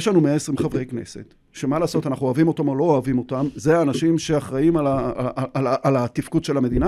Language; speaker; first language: Hebrew; native; Hebrew